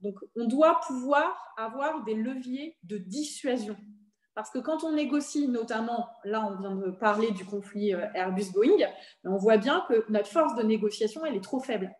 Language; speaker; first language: French; native; French